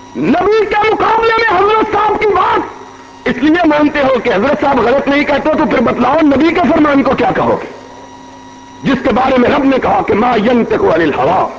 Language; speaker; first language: Urdu; non-native, local second language; Punjabi